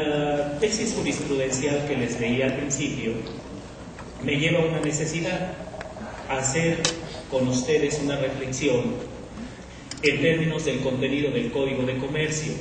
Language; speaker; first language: Spanish; native; Spanish